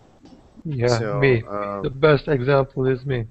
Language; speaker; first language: English; non-native, learner; Turkish